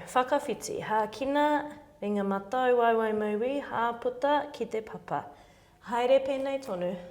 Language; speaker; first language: Māori; non-native, local second language; English